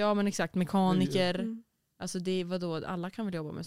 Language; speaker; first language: Swedish; native; Swedish